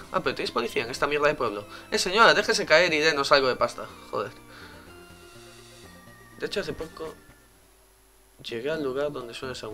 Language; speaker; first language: Spanish; native; Spanish